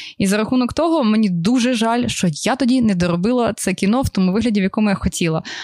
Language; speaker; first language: Ukrainian; native; Ukrainian